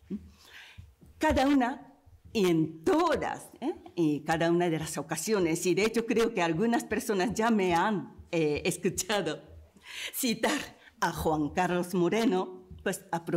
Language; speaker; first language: Spanish; non-native, fluent; Japanese